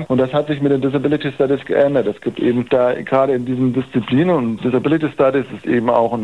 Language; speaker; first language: German; native; German